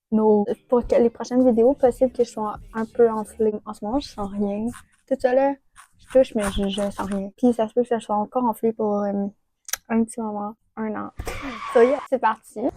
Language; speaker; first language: French; native; French